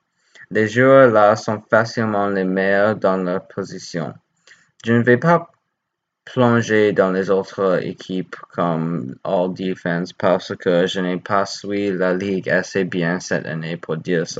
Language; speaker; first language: French; non-native, learner; English